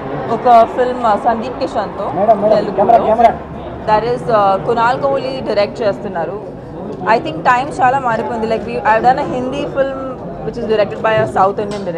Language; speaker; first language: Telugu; non-native, fluent; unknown